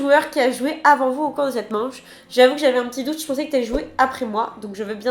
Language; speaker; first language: French; native; French